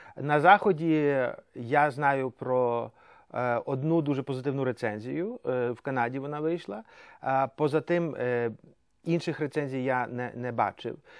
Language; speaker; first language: Ukrainian; native; Ukrainian